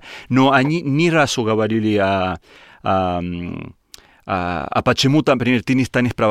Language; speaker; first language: Russian; non-native, learner; Spanish